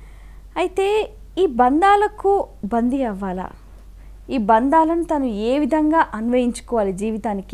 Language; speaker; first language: Telugu; native; Telugu